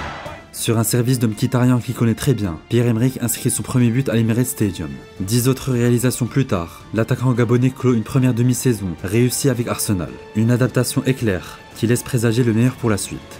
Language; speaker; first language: French; native; French